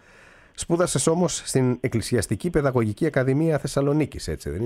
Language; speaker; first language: Greek; native; Greek